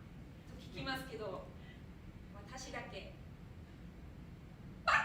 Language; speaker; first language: Japanese; non-native, fluent; German